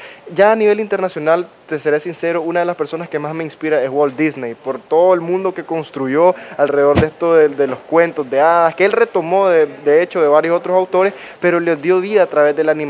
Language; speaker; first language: Spanish; native; Spanish